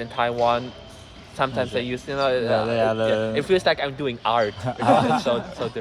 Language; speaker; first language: English; non-native, fluent; German